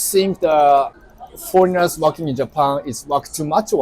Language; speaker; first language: English; non-native, learner; Japanese